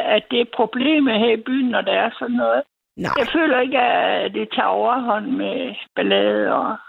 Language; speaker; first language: Danish; native; Danish